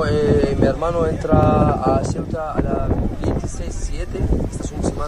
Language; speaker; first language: Spanish; non-native, learner; Arabic